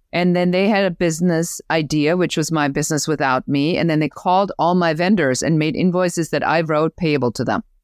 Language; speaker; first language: English; non-native, fluent; German